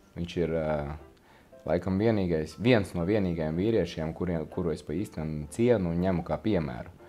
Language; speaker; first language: Latvian; non-native, local second language; Russian